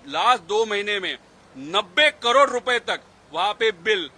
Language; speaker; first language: Hindi; non-native, local second language; Marathi